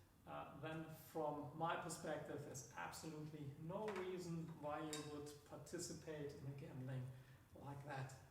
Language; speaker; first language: English; non-native, fluent; German